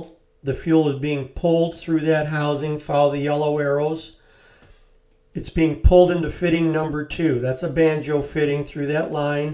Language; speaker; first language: English; native; English